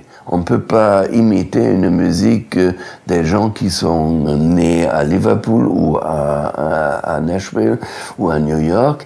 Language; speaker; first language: French; non-native, fluent; German